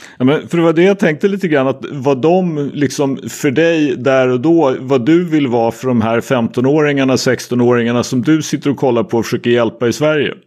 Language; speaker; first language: Swedish; native; Swedish